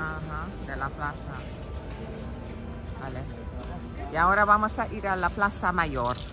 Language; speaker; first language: Spanish; non-native, learner; English